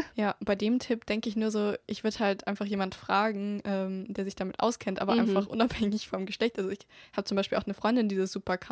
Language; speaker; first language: German; native; German